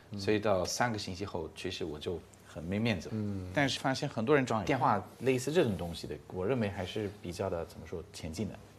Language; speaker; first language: Chinese; non-native, fluent; English